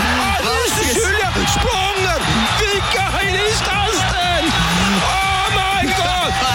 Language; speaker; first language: German; native; German